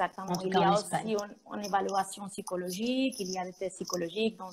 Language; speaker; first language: French; non-native, fluent; Spanish